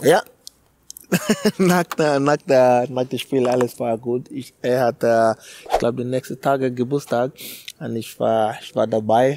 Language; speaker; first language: German; non-native, learner; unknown